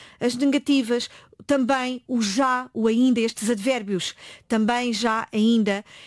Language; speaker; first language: Portuguese; native; Portuguese